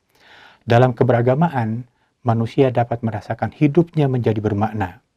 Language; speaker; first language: Indonesian; native; Indonesian